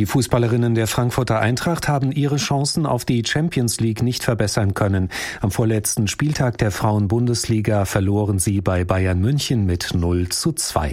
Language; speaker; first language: German; native; German